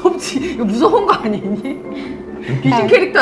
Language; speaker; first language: Korean; native; Korean